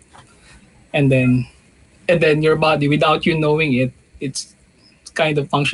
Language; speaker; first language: English; non-native, local second language; Filipino